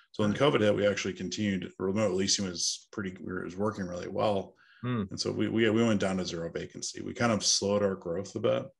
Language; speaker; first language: English; native; English